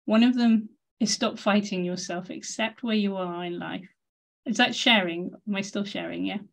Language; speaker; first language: English; native; English